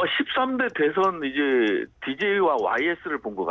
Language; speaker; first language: Korean; native; Korean